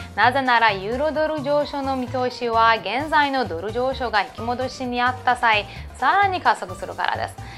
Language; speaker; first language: Japanese; non-native, fluent; Persian